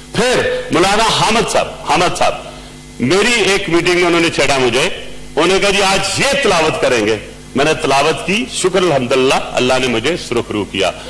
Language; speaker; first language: Urdu; non-native, local second language; Punjabi